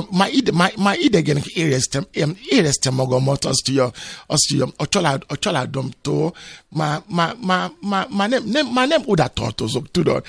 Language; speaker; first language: Hungarian; non-native, learner; Yoruba